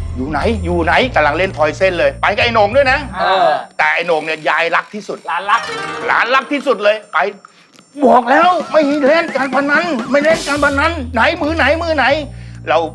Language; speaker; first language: Thai; native; Thai